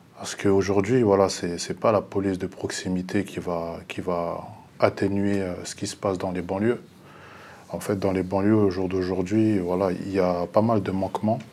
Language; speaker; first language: French; early bilingual, other home language; Lingala